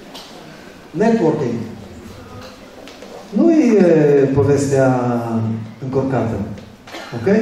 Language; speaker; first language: Romanian; early bilingual, other home language; Hebrew